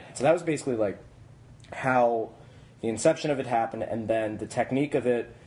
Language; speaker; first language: English; native; English